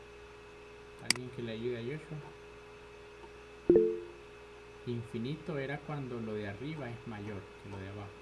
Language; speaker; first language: Spanish; native; Spanish